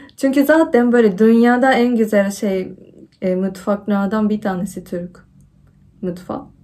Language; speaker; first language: Turkish; non-native, fluent; Japanese